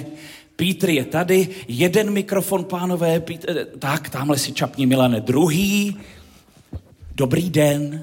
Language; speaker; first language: Czech; native; Czech